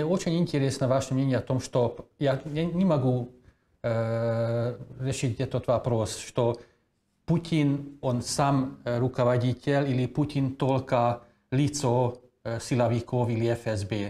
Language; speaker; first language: Russian; non-native, fluent; Hungarian